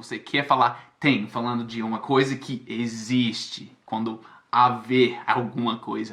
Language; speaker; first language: Portuguese; non-native, fluent; English